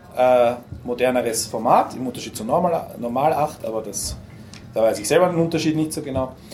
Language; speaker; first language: German; native; German